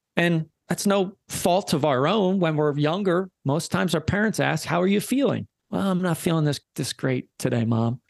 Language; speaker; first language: English; native; English